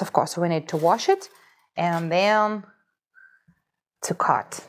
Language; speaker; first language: English; non-native, fluent; Russian